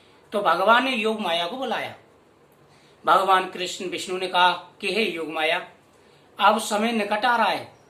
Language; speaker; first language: Hindi; native; Hindi